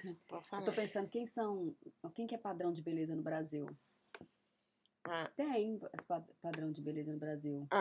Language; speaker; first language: Portuguese; native; Portuguese